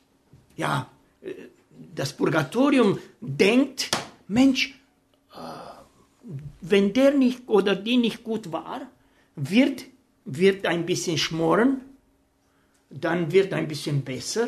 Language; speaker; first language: German; non-native, fluent; Romanian